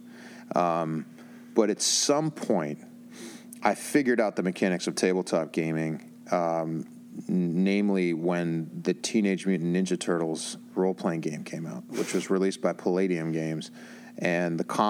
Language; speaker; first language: English; native; English